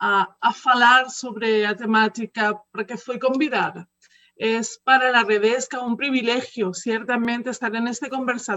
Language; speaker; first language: Portuguese; non-native, fluent; Spanish